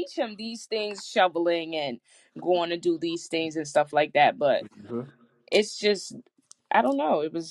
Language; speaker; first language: English; native; English